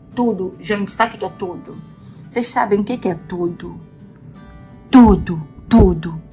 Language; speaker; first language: Portuguese; native; Portuguese